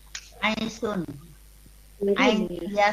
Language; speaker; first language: Arabic; non-native, learner; Indonesian